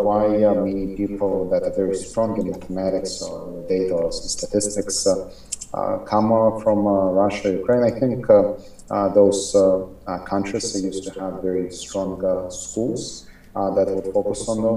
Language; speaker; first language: English; non-native, fluent; Ukrainian